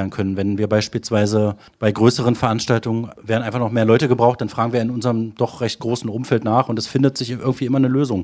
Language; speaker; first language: German; native; German